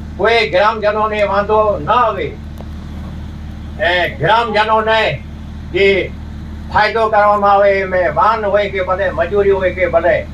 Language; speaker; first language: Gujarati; non-native, local second language; Kachhi